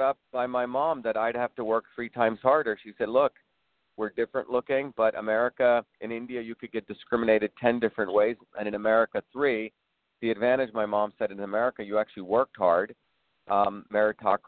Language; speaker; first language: English; early bilingual, other home language; Tamil